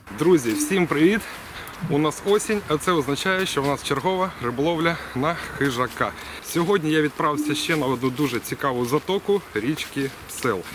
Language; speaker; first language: Ukrainian; non-native, local second language; Russian